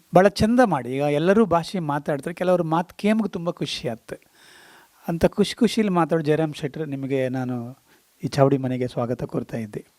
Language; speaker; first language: Kannada; native; Kannada